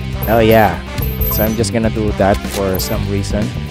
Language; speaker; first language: English; non-native, local second language; Filipino